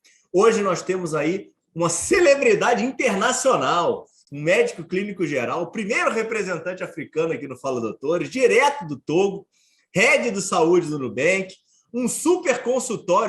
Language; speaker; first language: Portuguese; native; Portuguese